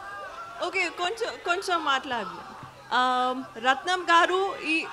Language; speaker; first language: Telugu; non-native, learner; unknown